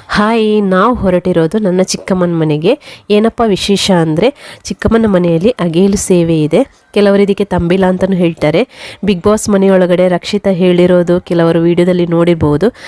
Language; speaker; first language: Kannada; non-native, local second language; Tulu